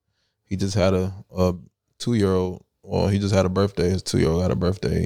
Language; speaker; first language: English; early bilingual, other home language; Italian